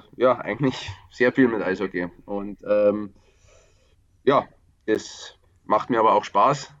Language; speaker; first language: German; native; German